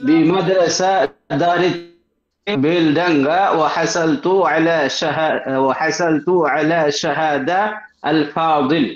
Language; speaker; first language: Arabic; non-native, learner; Bangla